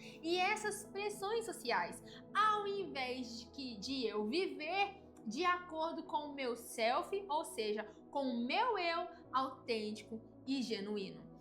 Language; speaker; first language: Portuguese; native; Portuguese